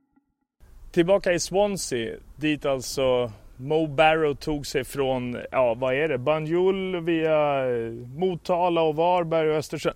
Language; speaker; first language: Swedish; native; Swedish